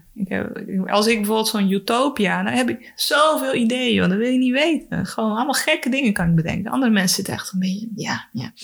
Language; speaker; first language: Dutch; early bilingual, other home language; Spanish